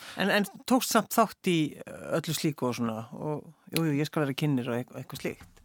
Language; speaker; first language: Icelandic; native; Icelandic